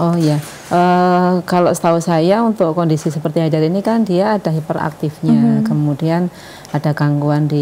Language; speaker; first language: Indonesian; native; Indonesian